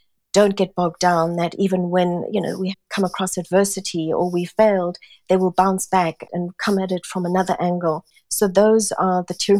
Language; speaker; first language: English; non-native, local second language; Italian